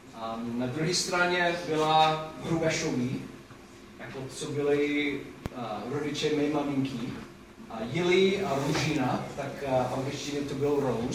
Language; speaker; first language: Czech; non-native, fluent; English